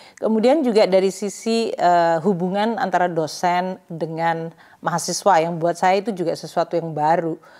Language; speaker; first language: Indonesian; native; Indonesian